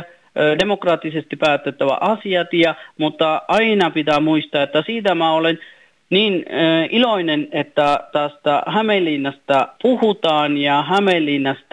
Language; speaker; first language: Finnish; non-native, fluent; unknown